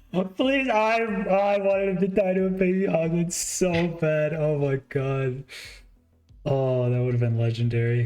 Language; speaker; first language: English; native; English